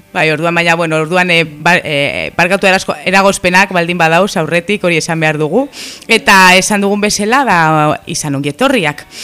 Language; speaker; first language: Basque; native; Basque